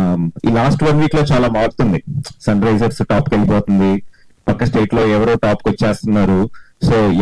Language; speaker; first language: Telugu; native; Telugu